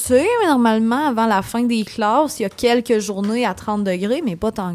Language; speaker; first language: French; native; French